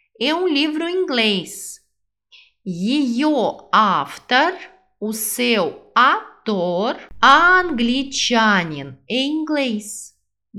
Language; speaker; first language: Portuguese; non-native, fluent; Russian